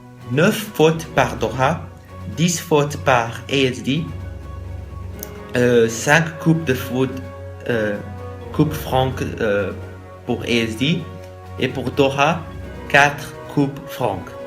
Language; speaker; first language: French; non-native, learner; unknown